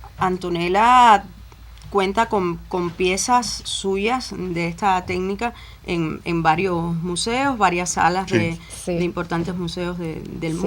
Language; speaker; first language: Spanish; native; Spanish